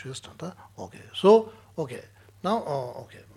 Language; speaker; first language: Russian; non-native, learner; Tibetan